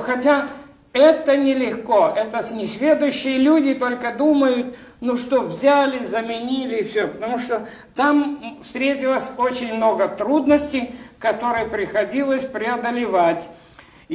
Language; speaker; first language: Russian; native; Russian